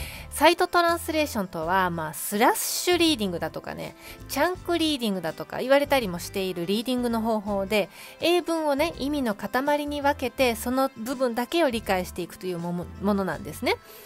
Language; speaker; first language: Japanese; native; Japanese